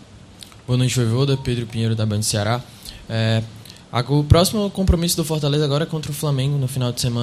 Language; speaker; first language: Portuguese; native; Portuguese